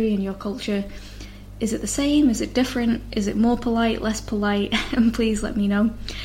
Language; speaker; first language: English; native; English